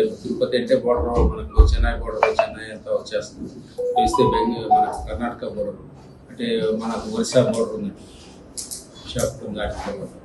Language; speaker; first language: Telugu; native; Telugu